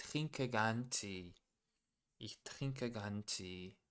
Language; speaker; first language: German; non-native, learner; English